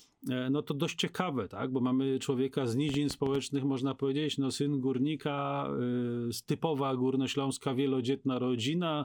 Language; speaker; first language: Polish; native; Polish